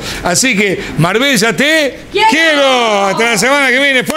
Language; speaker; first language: Spanish; native; Spanish